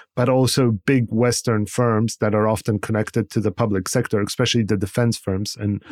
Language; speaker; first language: English; non-native, fluent; Polish